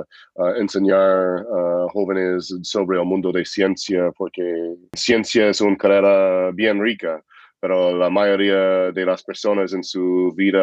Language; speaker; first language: Spanish; non-native, fluent; English